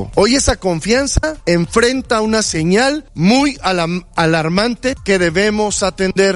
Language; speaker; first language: Spanish; native; Spanish